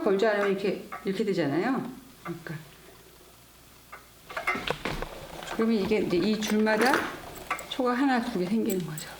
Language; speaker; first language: Korean; native; Korean